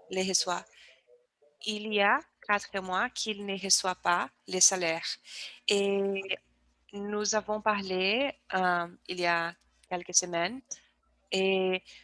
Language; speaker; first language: French; non-native, learner; Portuguese